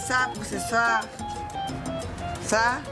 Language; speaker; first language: French; non-native, learner; Portuguese